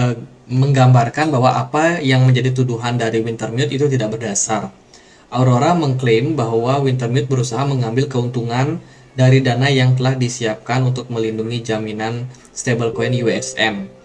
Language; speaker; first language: Indonesian; native; Indonesian